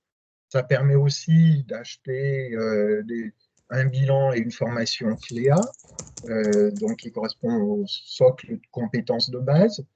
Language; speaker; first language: French; native; French